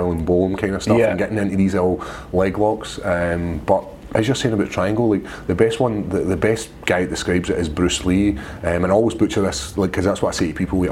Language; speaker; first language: English; native; English